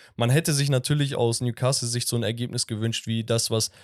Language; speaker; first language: German; early bilingual, other home language; Turkish